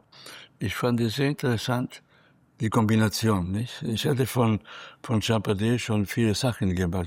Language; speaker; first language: German; non-native, fluent; Catalan